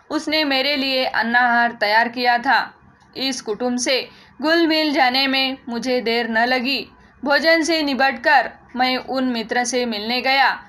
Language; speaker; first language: Hindi; non-native, local second language; Marathi